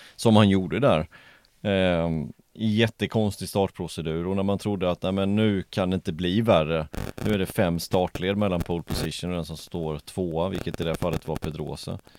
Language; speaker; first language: Swedish; native; Swedish